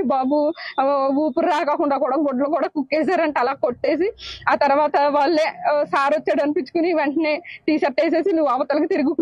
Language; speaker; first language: Telugu; native; Telugu